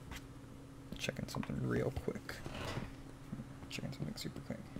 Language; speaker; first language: English; native; English